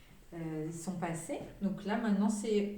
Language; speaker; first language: French; native; French